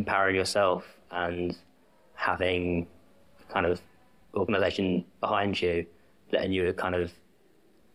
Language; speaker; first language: English; native; English